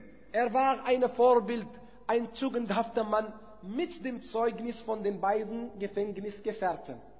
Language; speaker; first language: German; non-native, fluent; Arabic